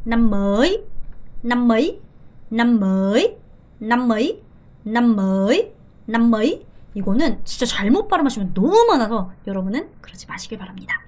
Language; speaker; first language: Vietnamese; non-native, fluent; Korean